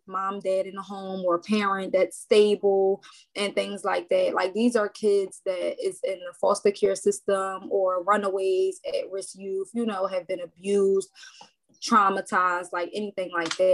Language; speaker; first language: English; native; English